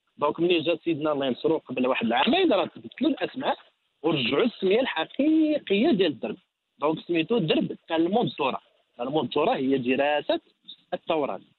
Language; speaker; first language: Arabic; native; Arabic